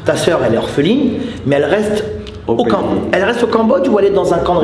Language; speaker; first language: French; native; French